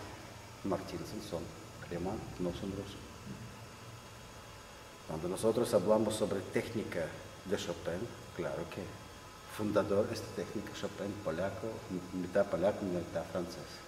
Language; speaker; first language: Spanish; non-native, learner; Russian